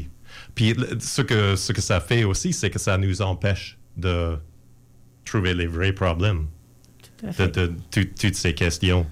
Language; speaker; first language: French; native; French